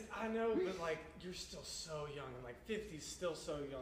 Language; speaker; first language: English; native; English